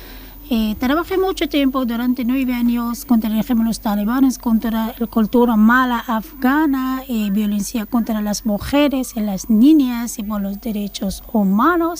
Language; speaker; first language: Spanish; non-native, learner; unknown